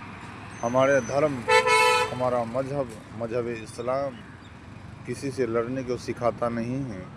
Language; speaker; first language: Hindi; non-native, local second language; Maithili